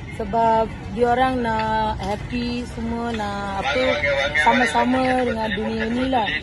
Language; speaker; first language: Malay; non-native, local second language; Tamil